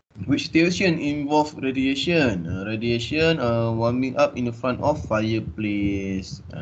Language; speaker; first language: English; non-native, local second language; Malay